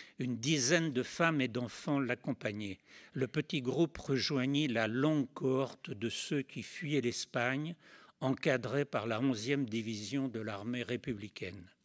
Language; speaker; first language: French; native; French